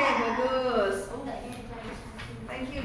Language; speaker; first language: Indonesian; native; Indonesian